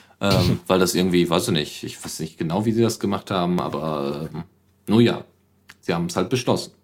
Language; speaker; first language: German; native; German